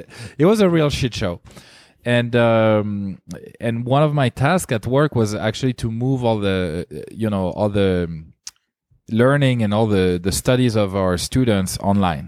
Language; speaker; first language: English; non-native, fluent; French